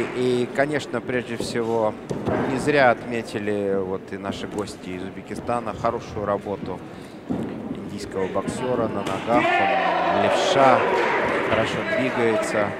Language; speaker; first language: Russian; native; Russian